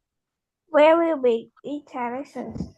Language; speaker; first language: English; non-native, learner; Vietnamese